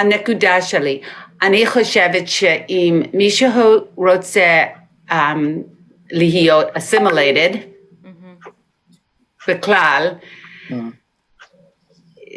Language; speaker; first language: Hebrew; non-native, learner; English